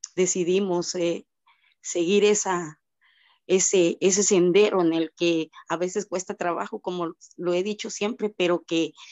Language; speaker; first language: Spanish; native; Spanish